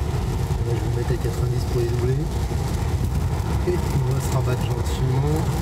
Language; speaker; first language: French; native; French